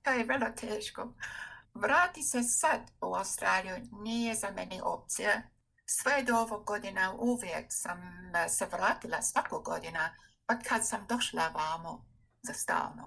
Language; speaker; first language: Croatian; non-native, fluent; English